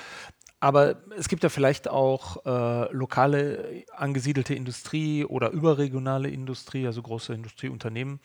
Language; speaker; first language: German; native; German